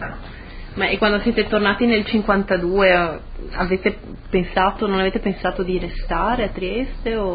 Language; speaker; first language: Italian; native; Italian